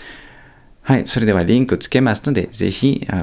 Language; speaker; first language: Japanese; non-native, fluent; French